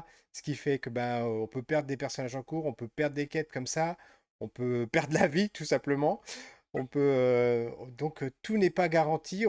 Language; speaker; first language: French; native; French